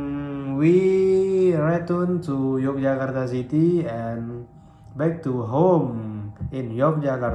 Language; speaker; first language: English; non-native, learner; Indonesian